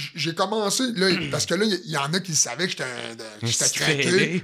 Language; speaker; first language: French; native; French